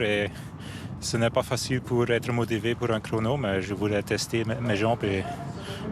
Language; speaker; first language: French; non-native, fluent; Dutch